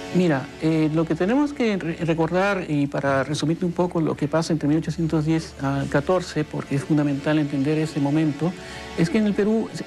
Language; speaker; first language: Spanish; native; Spanish